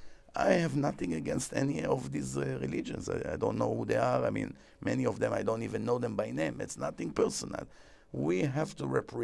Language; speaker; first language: English; non-native, fluent; Hebrew